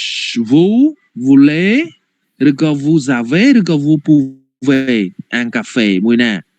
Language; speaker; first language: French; non-native, fluent; Khmer